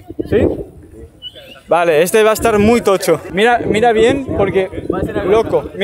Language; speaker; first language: Spanish; native; Spanish